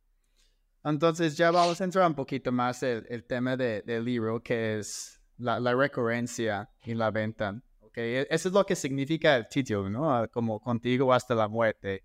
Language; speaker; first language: Spanish; non-native, fluent; English